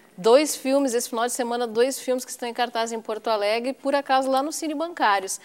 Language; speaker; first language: Portuguese; native; Portuguese